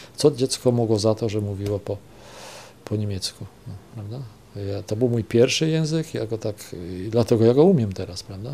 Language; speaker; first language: Polish; non-native, local second language; German